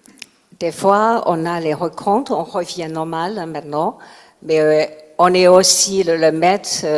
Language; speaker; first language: French; non-native, learner; Chinese